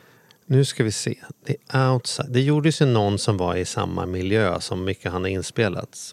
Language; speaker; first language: Swedish; native; Swedish